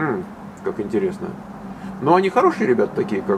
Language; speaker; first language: Russian; native; Russian